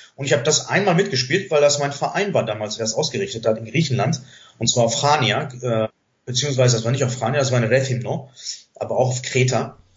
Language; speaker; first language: German; early bilingual, other home language; Greek